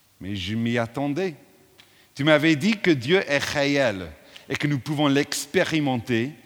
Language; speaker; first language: French; non-native, fluent; English